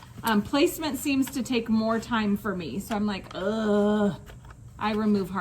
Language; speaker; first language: English; native; English